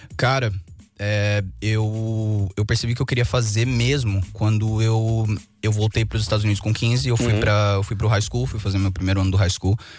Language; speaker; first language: Portuguese; early bilingual, heritage; Portuguese